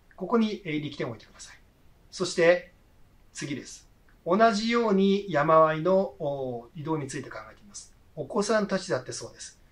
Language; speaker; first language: Japanese; native; Japanese